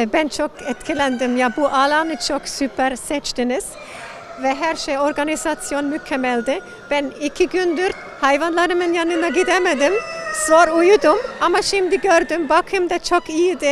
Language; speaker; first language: Turkish; non-native, fluent; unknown